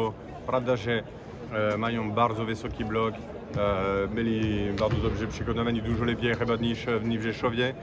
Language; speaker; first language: Polish; non-native, fluent; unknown